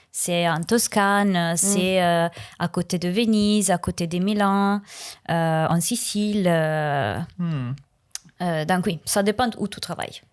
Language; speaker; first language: French; non-native, learner; Italian